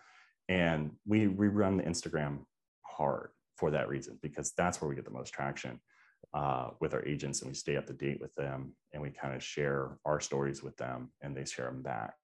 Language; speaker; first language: English; native; English